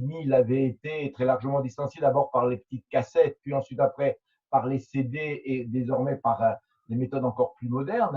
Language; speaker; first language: French; native; French